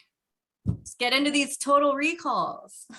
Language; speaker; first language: English; native; English